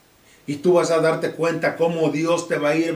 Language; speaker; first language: Spanish; native; Spanish